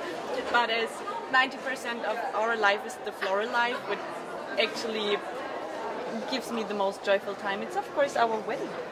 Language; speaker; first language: English; non-native, fluent; German